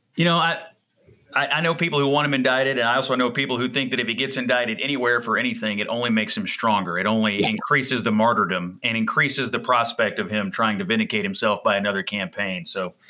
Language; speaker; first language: English; native; English